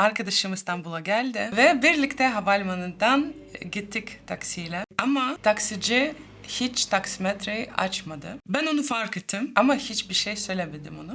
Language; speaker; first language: Turkish; non-native, fluent; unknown